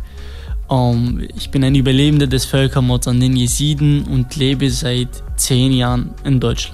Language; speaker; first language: German; non-native, fluent; Kurdish